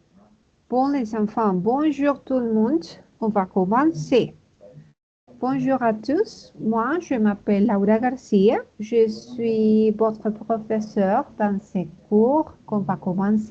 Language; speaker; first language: French; non-native, fluent; Spanish